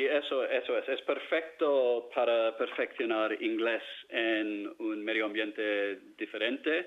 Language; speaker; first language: Spanish; non-native, fluent; English